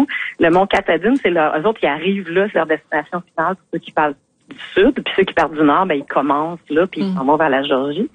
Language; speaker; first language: French; native; French